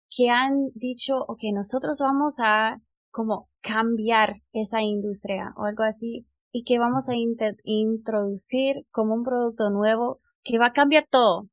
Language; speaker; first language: Spanish; non-native, fluent; English